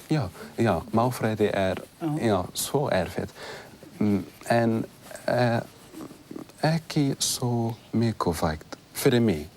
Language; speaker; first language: Icelandic; non-native, learner; English